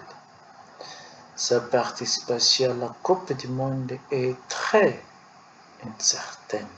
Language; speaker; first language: French; non-native, learner; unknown